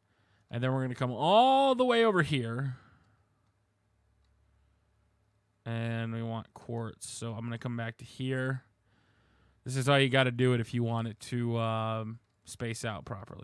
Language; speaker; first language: English; native; English